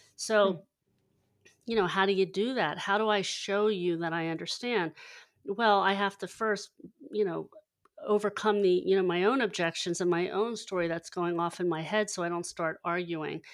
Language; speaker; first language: English; native; English